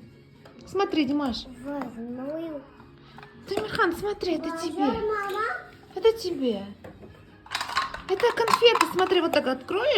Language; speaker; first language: Russian; non-native, local second language; Kazakh